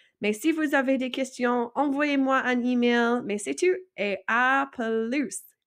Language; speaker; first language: French; non-native, fluent; English